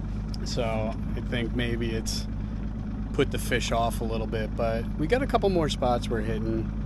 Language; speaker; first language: English; native; English